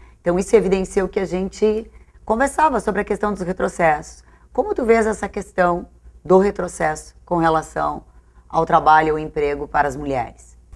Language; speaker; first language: Portuguese; native; Portuguese